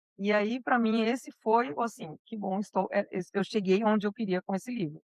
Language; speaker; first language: Portuguese; early bilingual, other home language; Spanish